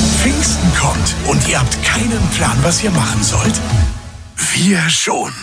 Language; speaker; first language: German; native; German